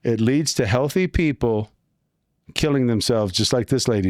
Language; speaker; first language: English; native; English